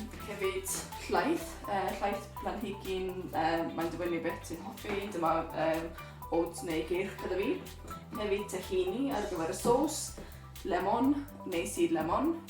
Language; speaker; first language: Welsh; non-native, learner; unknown